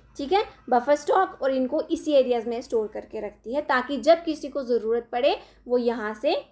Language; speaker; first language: Hindi; non-native, local second language; Dogri